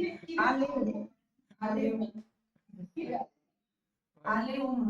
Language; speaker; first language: French; non-native, learner; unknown